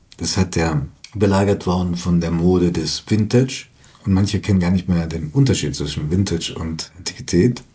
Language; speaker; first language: German; native; German